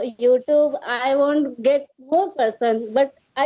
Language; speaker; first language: English; non-native, learner; Hindi